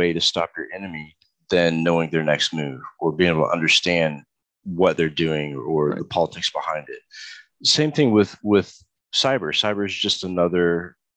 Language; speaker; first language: English; native; English